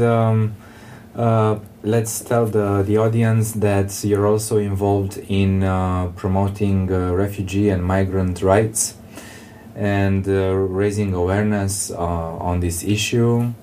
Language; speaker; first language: English; non-native, fluent; Romanian